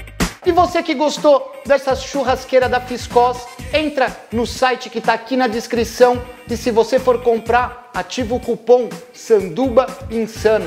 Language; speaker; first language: Portuguese; native; Portuguese